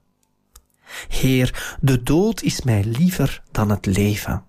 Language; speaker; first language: Dutch; native; Dutch